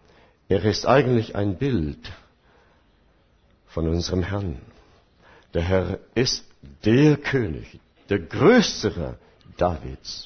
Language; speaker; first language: German; non-native, fluent; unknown